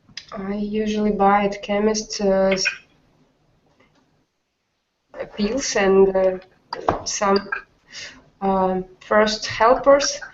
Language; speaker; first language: English; non-native, learner; Russian